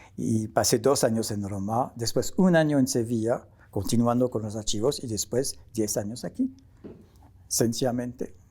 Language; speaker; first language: Spanish; non-native, fluent; French